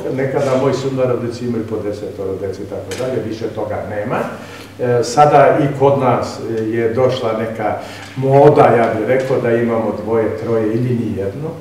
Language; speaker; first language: Serbian; non-native, local second language; Albanian